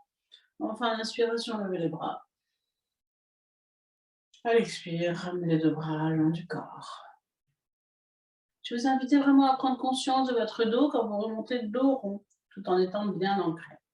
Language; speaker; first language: French; native; French